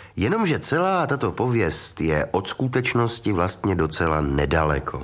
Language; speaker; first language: Czech; native; Czech